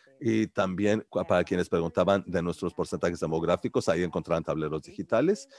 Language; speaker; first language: Spanish; early bilingual, heritage; Spanish